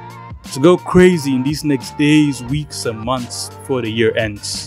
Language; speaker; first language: English; native; English